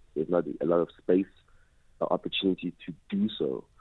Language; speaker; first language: English; non-native, local second language; Xhosa